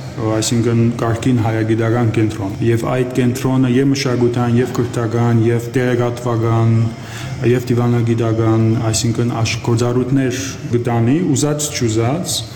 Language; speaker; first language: Armenian; early bilingual, heritage; Armenian